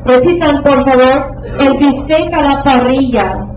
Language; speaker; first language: Spanish; non-native, fluent; English